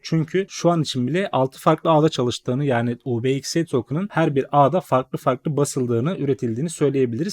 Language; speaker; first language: Turkish; native; Turkish